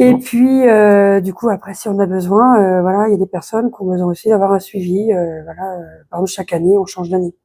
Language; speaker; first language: French; native; French